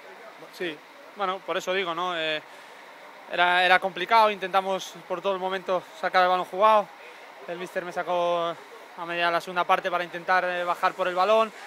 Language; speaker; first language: Spanish; native; Spanish